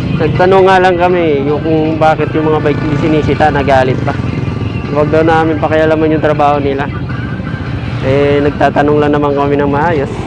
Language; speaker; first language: Filipino; non-native, local second language; Hiligaynon